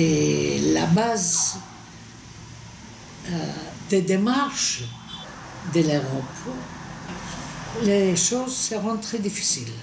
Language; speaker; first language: French; non-native, fluent; Greek